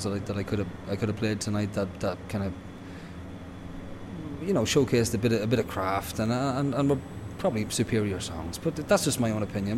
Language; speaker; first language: English; native; English